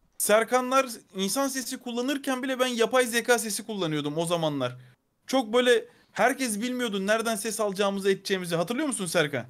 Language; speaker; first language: Turkish; native; Turkish